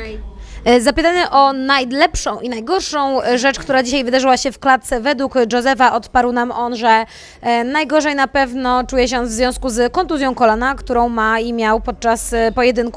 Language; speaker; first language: Polish; native; Polish